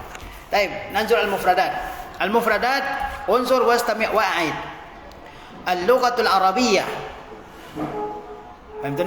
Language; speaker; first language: Arabic; non-native, fluent; Indonesian